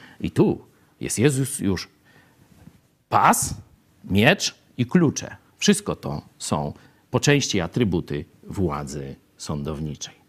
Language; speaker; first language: Polish; native; Polish